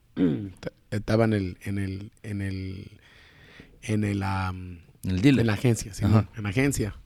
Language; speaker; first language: Spanish; early bilingual, heritage; Spanish